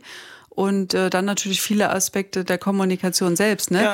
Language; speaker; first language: German; native; German